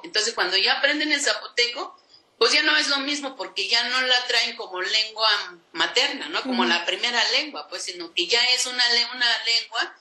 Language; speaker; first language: Spanish; non-native, local second language; Zapotec